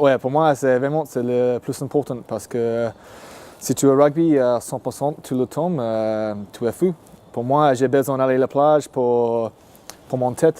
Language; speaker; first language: French; non-native, learner; English